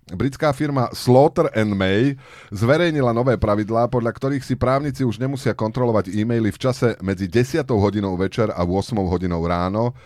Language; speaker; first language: Slovak; native; Slovak